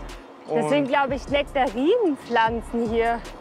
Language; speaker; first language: German; native; German